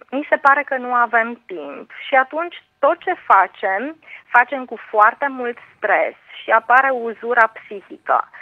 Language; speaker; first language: Romanian; native; Romanian